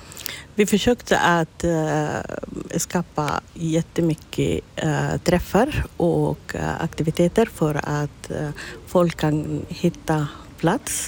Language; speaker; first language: Swedish; non-native, fluent; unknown